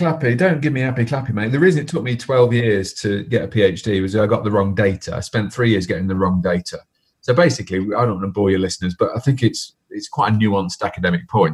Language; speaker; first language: English; native; English